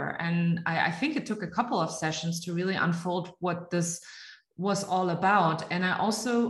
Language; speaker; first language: English; non-native, fluent; German